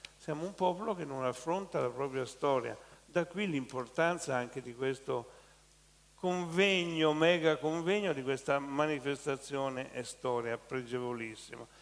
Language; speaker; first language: Italian; native; Italian